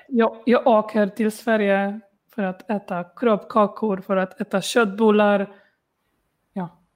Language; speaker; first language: Swedish; non-native, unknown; Polish